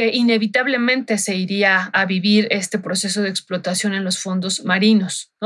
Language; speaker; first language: Spanish; native; Spanish